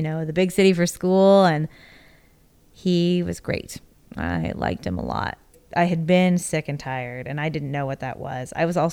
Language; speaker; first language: English; native; English